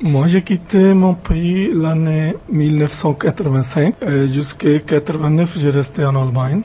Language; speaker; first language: French; non-native, fluent; Punjabi